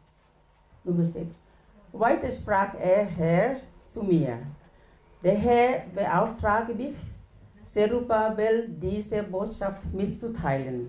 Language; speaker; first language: German; non-native, learner; Thai